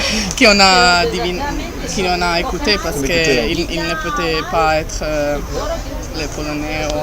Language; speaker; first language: French; non-native, learner; Italian